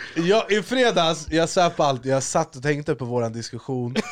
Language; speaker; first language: Swedish; native; Swedish